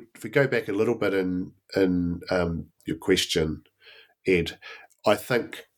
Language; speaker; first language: English; native; English